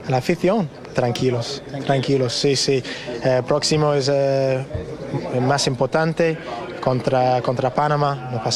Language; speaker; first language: Spanish; non-native, learner; English